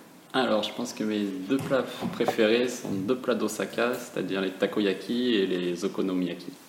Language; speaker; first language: French; native; French